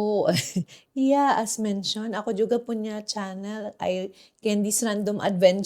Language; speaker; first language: Indonesian; non-native, fluent; Filipino